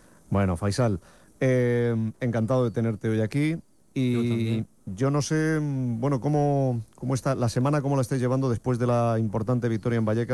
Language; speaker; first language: Spanish; native; Spanish